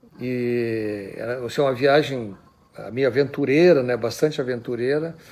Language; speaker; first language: Portuguese; native; Portuguese